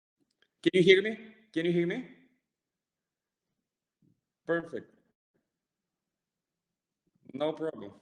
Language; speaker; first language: English; non-native, fluent; Romanian